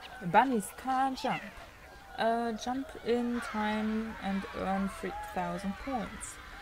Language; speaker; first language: English; non-native, fluent; German